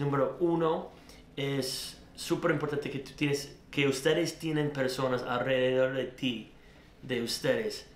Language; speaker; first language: Spanish; non-native, learner; English